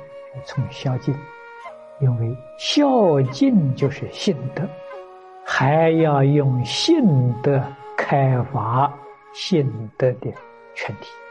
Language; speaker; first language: Chinese; native; Chinese